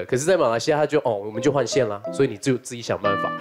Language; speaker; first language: Chinese; native; Chinese